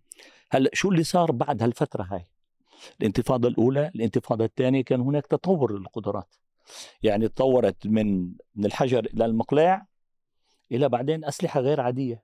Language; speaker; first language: Arabic; native; Arabic